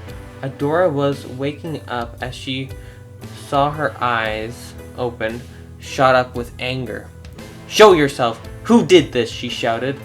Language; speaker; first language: English; native; English